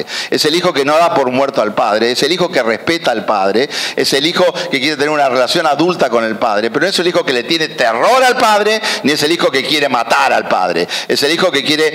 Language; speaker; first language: Spanish; native; Spanish